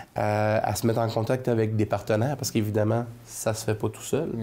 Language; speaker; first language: French; native; French